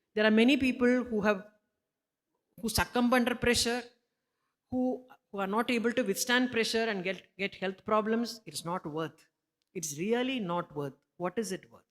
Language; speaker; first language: English; non-native, local second language; Malayalam